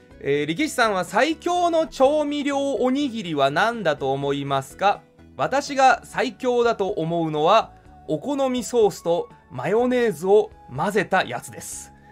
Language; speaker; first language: Japanese; native; Japanese